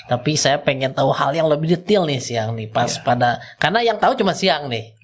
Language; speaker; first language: Indonesian; native; Indonesian